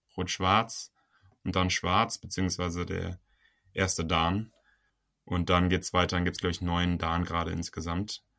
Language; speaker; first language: German; native; German